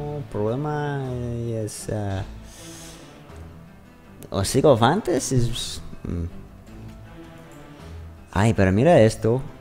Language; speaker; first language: Spanish; non-native, learner; English